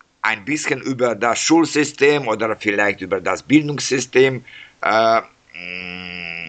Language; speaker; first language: German; non-native, learner; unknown